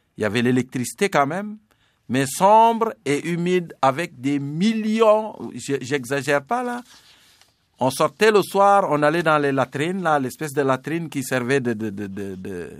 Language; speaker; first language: French; non-native, local second language; Serer